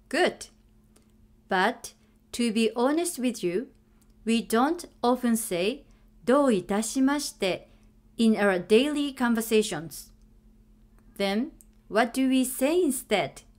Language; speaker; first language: English; non-native, fluent; Japanese